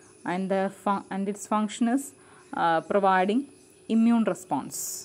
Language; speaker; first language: English; non-native, local second language; Malayalam